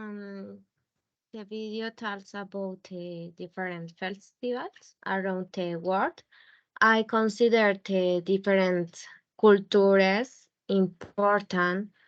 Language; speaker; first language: English; non-native, learner; Spanish